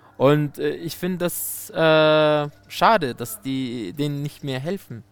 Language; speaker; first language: German; non-native, fluent; Persian